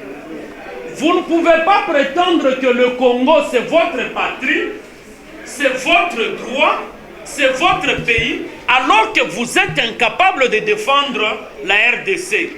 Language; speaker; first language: French; non-native, local second language; Lingala